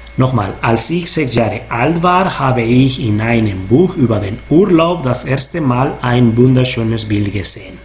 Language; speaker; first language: German; non-native, fluent; Spanish